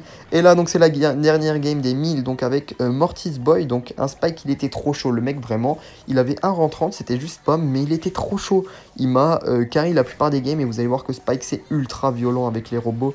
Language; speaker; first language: French; native; French